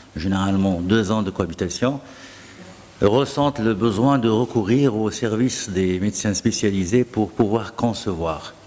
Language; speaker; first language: French; non-native, local second language; Arabic